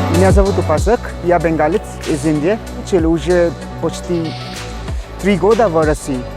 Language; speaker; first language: Russian; non-native, learner; Bangla